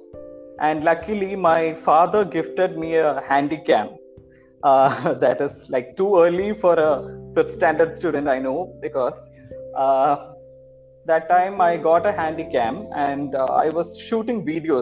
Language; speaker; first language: English; non-native, local second language; Malayalam